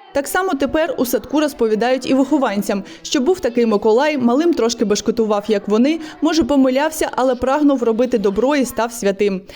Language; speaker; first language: Ukrainian; native; Ukrainian